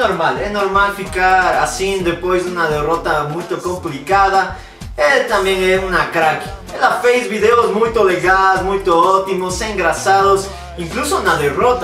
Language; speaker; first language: Portuguese; non-native, learner; Spanish